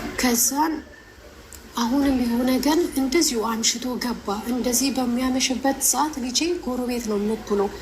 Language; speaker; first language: Amharic; native; Amharic